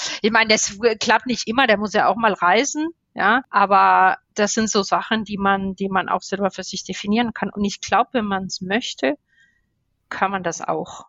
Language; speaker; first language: German; non-native, fluent; Spanish